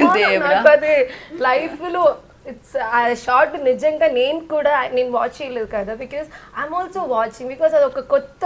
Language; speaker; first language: Telugu; non-native, learner; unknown